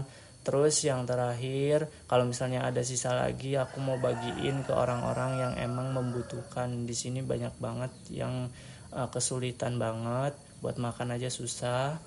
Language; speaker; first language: Indonesian; native; Indonesian